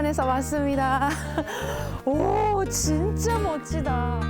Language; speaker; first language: Korean; non-native, learner; Japanese